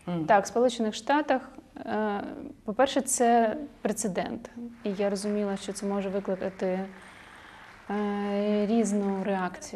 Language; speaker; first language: Ukrainian; non-native, local second language; Russian